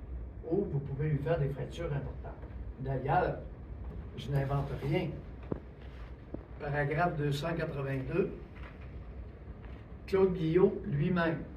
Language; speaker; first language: French; native; French